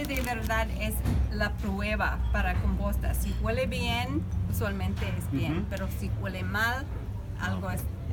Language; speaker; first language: Spanish; non-native, fluent; English